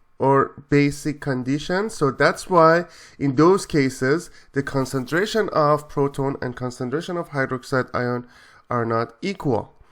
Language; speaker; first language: English; non-native, fluent; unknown